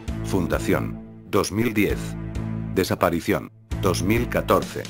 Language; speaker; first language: Spanish; native; Spanish